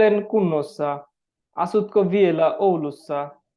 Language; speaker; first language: Finnish; non-native, learner; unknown